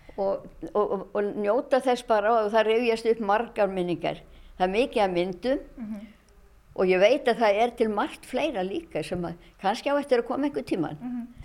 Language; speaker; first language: Icelandic; native; Icelandic